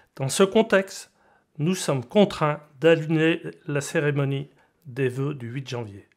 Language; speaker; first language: French; native; French